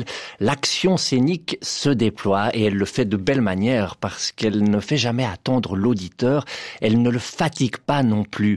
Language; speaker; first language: French; native; French